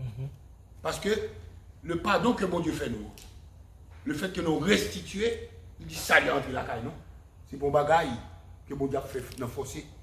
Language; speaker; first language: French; non-native, local second language; Haitian Creole